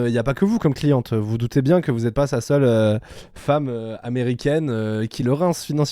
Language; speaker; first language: French; native; French